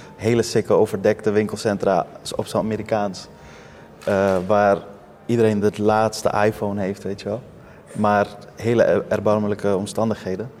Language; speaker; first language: Dutch; early bilingual, other home language; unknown